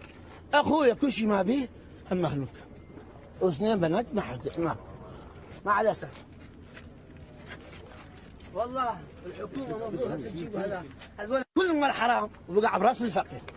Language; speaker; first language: Arabic; native; Arabic